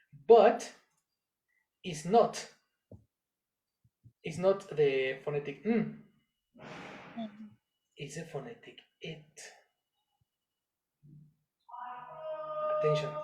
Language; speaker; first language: English; non-native, fluent; Spanish